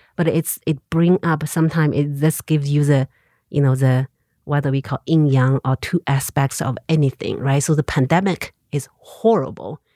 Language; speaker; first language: English; non-native, fluent; Chinese